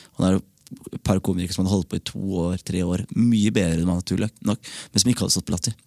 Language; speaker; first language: Norwegian; early bilingual, other home language; Somali